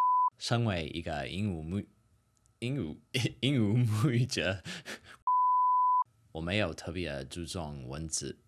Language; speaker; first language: Chinese; non-native, fluent; English